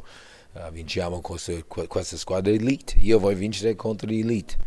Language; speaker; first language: Italian; non-native, learner; English